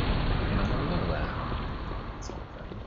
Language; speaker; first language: English; native; English